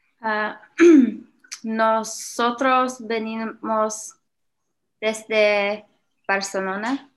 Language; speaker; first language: Spanish; non-native, learner; English